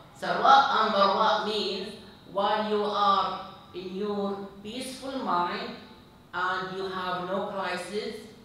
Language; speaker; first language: English; non-native, fluent; Arabic